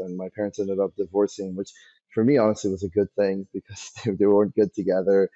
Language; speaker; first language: English; early bilingual, other home language; Persian